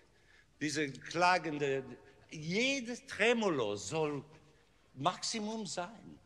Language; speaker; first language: German; non-native, learner; English